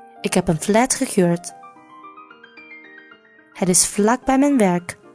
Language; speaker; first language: Dutch; non-native, learner; Chinese